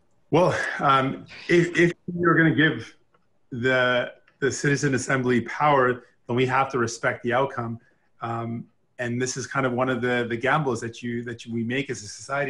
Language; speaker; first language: English; native; English